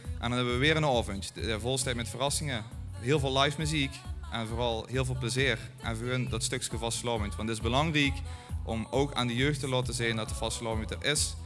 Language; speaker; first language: Dutch; native; Dutch